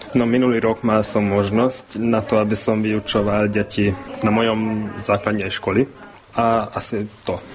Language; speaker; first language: Slovak; non-native, local second language; Hungarian